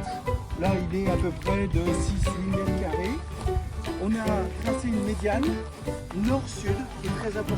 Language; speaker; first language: French; native; French